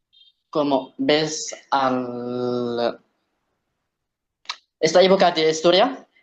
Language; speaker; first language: Spanish; non-native, learner; Arabic